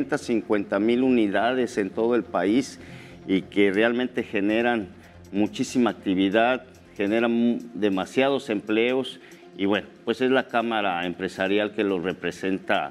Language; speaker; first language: Spanish; native; Spanish